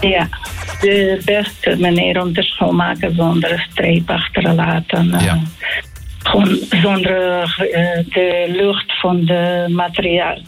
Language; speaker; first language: Dutch; non-native, fluent; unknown